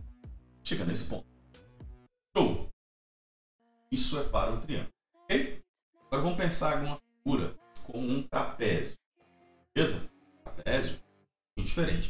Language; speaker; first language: Portuguese; native; Portuguese